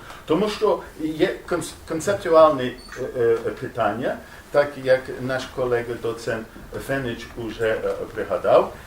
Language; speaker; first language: Ukrainian; non-native, learner; English